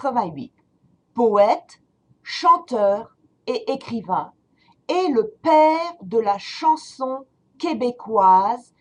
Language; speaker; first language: French; non-native, fluent; English